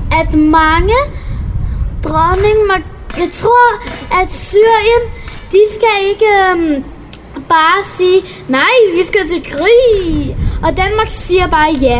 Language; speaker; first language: Danish; early bilingual, other home language; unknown